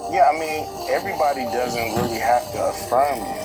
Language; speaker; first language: English; native; English